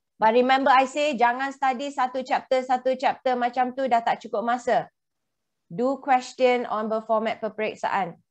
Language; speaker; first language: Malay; native; Malay